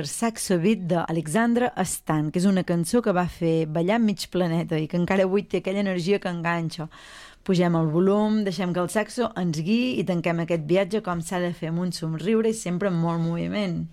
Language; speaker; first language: Catalan; native; Catalan